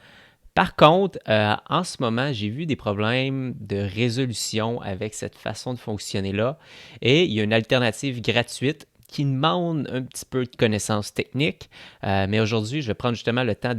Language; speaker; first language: French; native; French